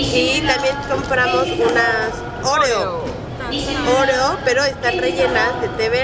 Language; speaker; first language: Spanish; native; Spanish